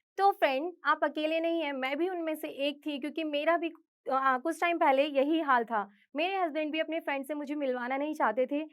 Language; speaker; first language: Hindi; native; Hindi